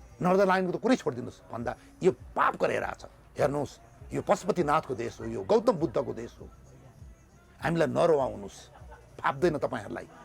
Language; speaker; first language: Nepali; native; Nepali